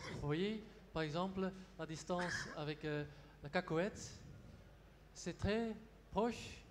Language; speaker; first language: French; non-native, local second language; Dutch